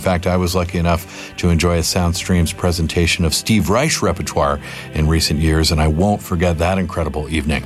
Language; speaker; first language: English; native; English